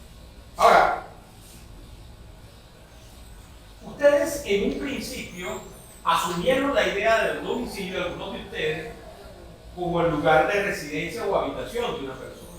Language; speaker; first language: Spanish; native; Spanish